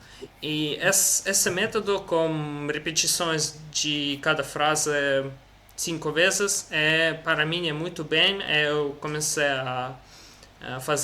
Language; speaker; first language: Portuguese; non-native, learner; Russian